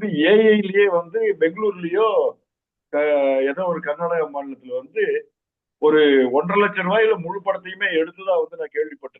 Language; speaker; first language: Tamil; native; Tamil